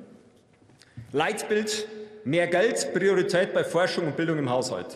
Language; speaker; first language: German; native; German